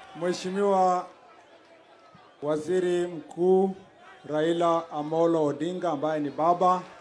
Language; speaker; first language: Swahili; non-native, local second language; Kalenjin